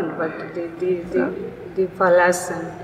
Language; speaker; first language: German; non-native, learner; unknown